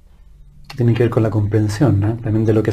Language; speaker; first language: Spanish; native; Spanish